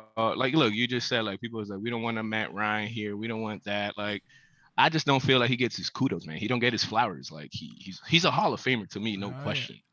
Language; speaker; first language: English; early bilingual, other home language; Spanish